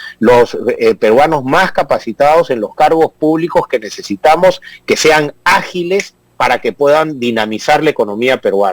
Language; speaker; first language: Spanish; native; Spanish